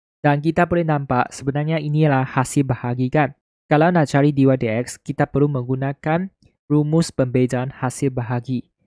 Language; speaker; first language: Malay; non-native, local second language; Chinese